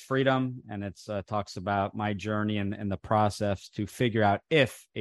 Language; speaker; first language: English; early bilingual, other home language; Italian